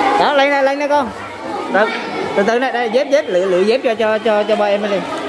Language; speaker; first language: Vietnamese; native; Vietnamese